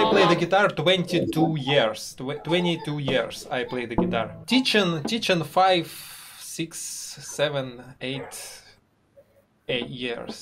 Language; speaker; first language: English; non-native, learner; Russian